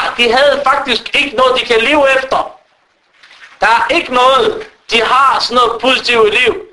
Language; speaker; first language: Danish; early bilingual, other home language; Arabic